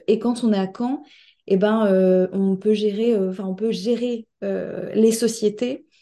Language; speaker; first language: French; native; French